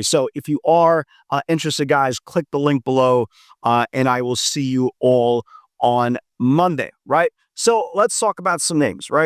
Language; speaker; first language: English; native; English